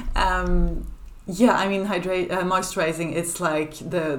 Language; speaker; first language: English; non-native, fluent; Swedish